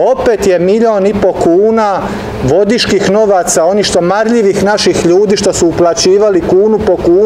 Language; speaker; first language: Serbian; native; Serbian